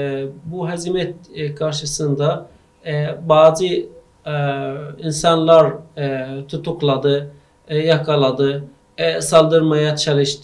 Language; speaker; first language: Turkish; non-native, fluent; Arabic